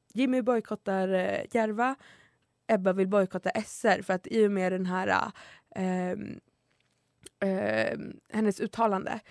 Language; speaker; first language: Swedish; native; Swedish